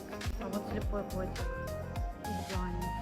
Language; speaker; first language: Russian; native; Russian